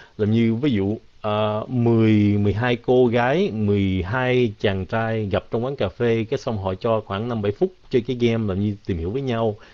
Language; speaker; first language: Vietnamese; early bilingual, heritage; Vietnamese